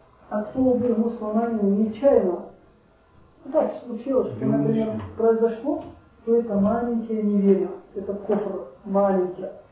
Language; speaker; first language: Russian; non-native, fluent; Arabic